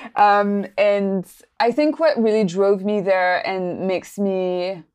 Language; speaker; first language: English; non-native, fluent; French